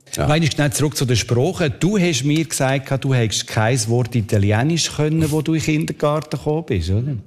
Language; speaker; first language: German; native; German